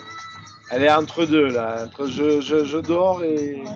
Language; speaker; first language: French; native; French